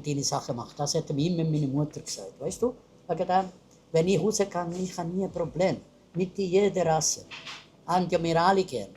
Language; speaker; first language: German; non-native, learner; Italian